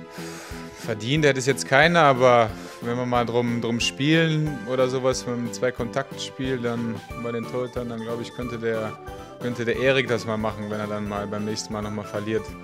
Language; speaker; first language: German; native; German